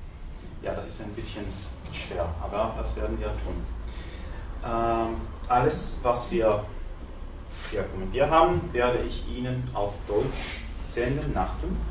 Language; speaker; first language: German; non-native, fluent; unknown